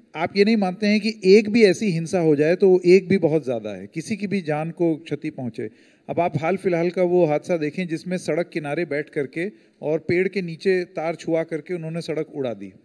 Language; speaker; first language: Hindi; native; Hindi